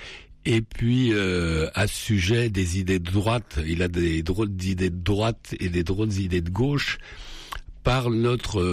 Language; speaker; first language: French; native; French